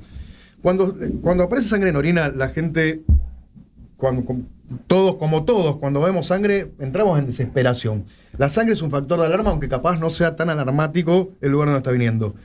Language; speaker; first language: Spanish; native; Spanish